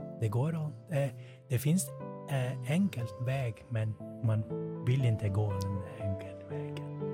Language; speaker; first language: Swedish; non-native, learner; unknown